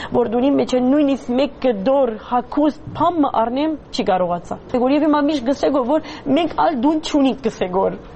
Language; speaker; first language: Armenian; early bilingual, heritage; Armenian